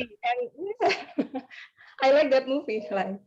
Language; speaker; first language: English; non-native, learner; Indonesian